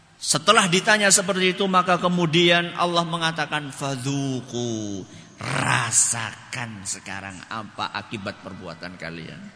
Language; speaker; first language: Indonesian; non-native, local second language; Javanese